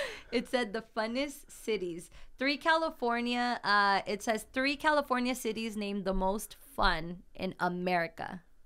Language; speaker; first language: English; early bilingual, other home language; Spanish